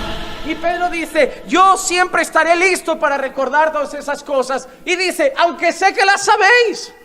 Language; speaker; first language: Spanish; native; Spanish